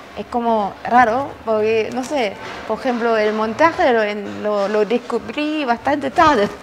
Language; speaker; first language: Spanish; non-native, fluent; German